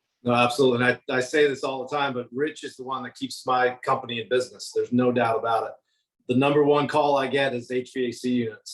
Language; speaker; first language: English; native; English